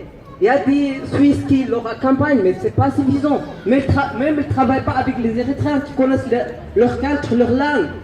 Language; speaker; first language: French; non-native, learner; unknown